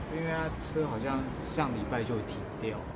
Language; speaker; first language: Chinese; native; Chinese